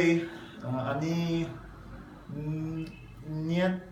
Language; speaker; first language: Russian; non-native, learner; Hebrew